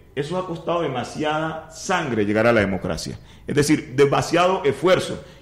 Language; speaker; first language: Spanish; native; Spanish